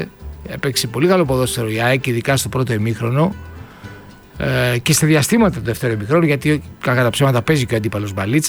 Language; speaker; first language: Greek; native; Greek